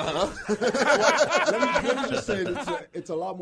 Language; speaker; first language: English; non-native, fluent; French